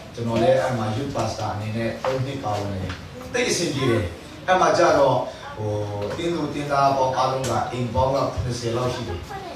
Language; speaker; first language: Burmese; non-native, local second language; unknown